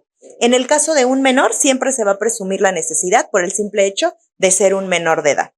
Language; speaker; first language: Spanish; native; Spanish